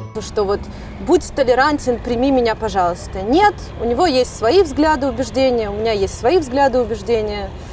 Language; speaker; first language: Russian; native; Russian